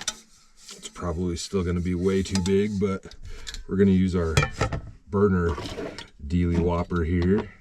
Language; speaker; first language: English; native; English